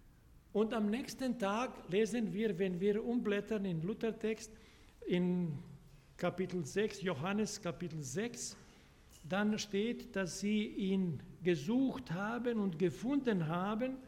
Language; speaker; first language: German; non-native, fluent; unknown